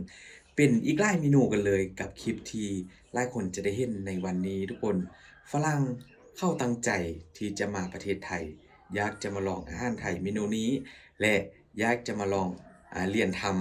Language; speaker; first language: Thai; non-native, local second language; Northeastern Thai